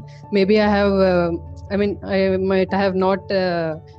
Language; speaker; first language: English; non-native, local second language; Telugu